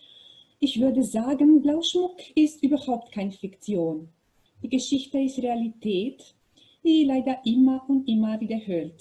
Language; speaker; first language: German; non-native, learner; Macedonian